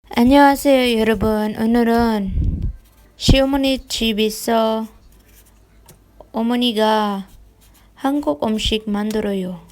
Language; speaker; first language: Korean; non-native, learner; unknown